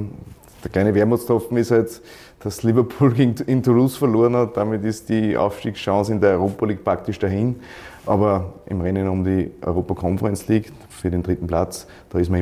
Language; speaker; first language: German; native; German